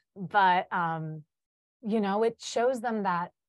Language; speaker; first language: English; early bilingual, other home language; Polish